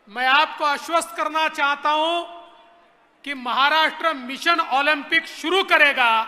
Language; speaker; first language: Hindi; non-native, local second language; Marathi